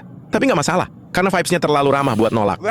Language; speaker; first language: Indonesian; native; Indonesian